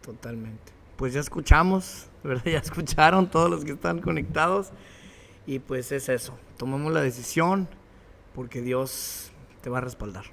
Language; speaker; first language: Spanish; native; Spanish